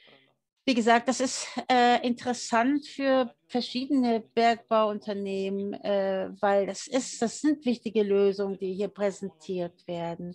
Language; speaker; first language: German; early bilingual, heritage; German